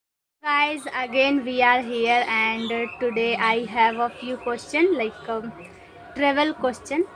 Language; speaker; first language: English; non-native, learner; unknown